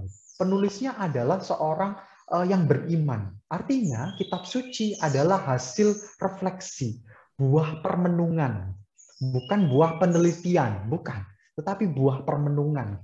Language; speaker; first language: Indonesian; native; Indonesian